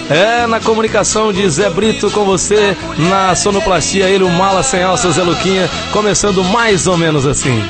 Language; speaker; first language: Portuguese; native; Portuguese